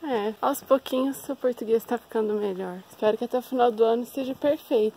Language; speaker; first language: Portuguese; native; Portuguese